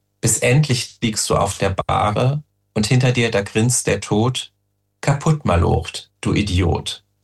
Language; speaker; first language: German; native; German